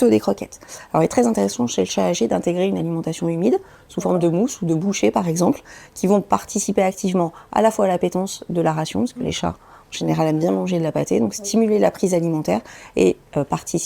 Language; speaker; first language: French; native; French